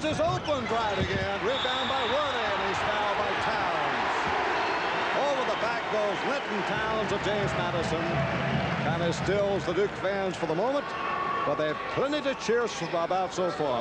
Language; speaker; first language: English; native; English